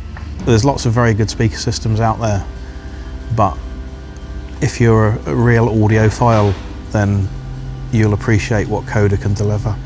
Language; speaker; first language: English; native; English